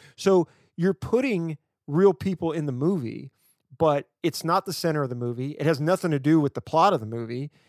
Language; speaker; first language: English; native; English